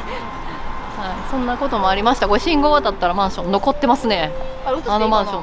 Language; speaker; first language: Japanese; native; Japanese